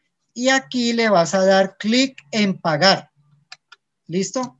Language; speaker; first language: Spanish; native; Spanish